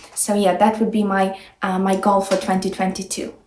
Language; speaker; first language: English; non-native, fluent; Ukrainian